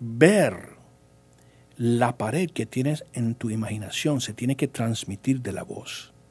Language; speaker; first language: Spanish; early bilingual, heritage; English